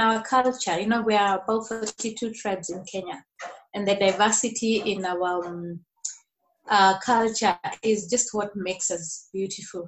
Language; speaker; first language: English; non-native, local second language; Kikuyu